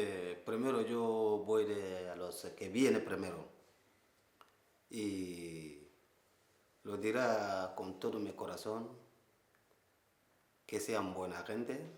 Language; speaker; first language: Spanish; non-native, learner; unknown